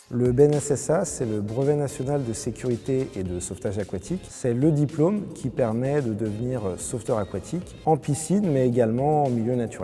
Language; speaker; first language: French; native; French